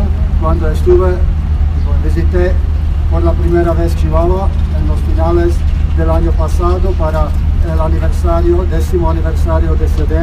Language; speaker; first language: Spanish; non-native, fluent; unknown